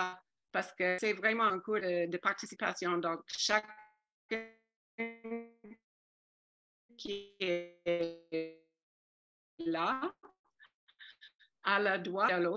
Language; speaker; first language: French; non-native, fluent; English